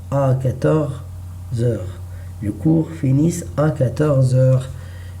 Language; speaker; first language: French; non-native, learner; Arabic